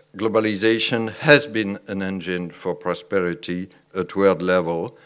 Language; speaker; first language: English; non-native, fluent; French